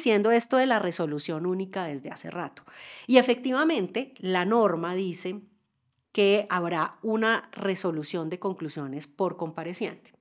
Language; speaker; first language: Spanish; native; Spanish